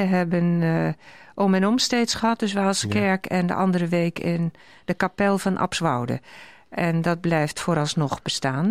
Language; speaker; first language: Dutch; native; Dutch